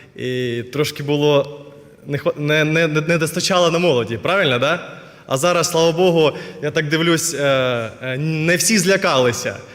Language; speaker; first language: Ukrainian; non-native, local second language; Russian